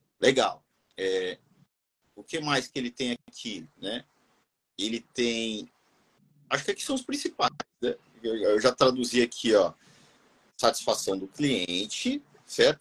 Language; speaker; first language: Portuguese; native; Portuguese